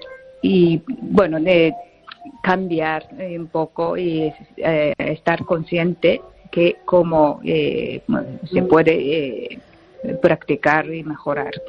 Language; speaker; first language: Spanish; non-native, fluent; Japanese